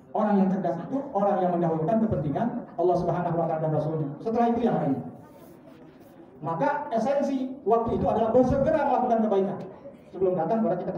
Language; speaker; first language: Indonesian; native; Indonesian